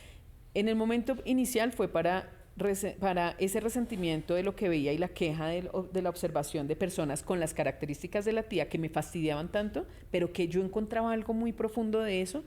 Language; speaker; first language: Spanish; native; Spanish